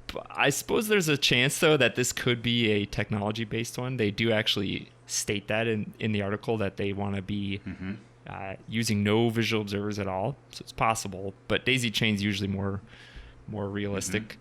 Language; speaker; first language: English; native; English